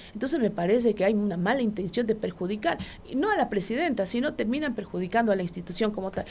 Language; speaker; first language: Spanish; non-native, local second language; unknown